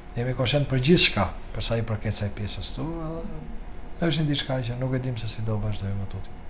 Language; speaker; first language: Albanian; native; Albanian